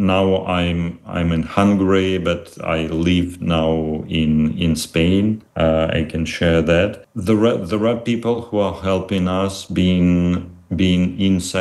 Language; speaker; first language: English; non-native, fluent; Russian